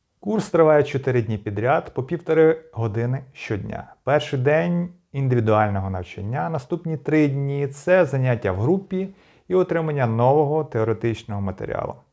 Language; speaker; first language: Ukrainian; native; Ukrainian